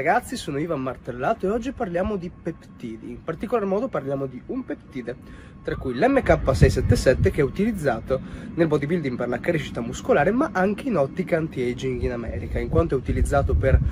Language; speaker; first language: Italian; native; Italian